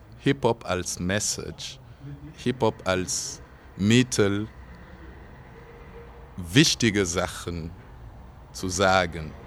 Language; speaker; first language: German; non-native, fluent; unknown